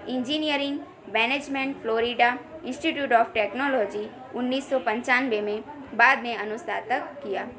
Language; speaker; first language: Hindi; non-native, local second language; Gujarati